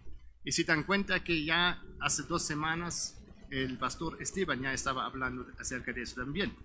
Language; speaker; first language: Spanish; non-native, fluent; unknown